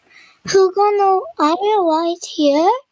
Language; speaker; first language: English; non-native, learner; Korean